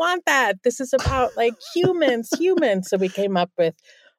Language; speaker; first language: English; non-native, fluent; German